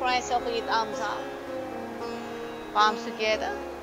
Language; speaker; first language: English; non-native, fluent; Indonesian